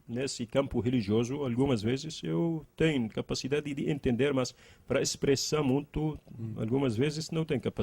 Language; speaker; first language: Portuguese; non-native, learner; Arabic